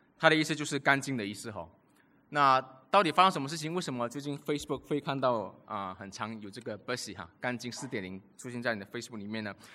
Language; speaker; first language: Chinese; native; Chinese